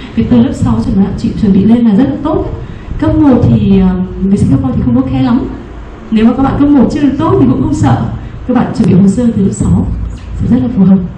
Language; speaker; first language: Vietnamese; native; Vietnamese